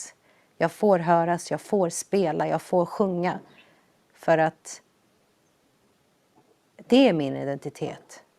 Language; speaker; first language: Swedish; early bilingual, other home language; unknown